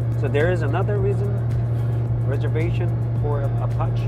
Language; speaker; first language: English; non-native, learner; Korean